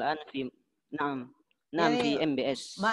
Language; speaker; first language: Arabic; non-native, learner; Indonesian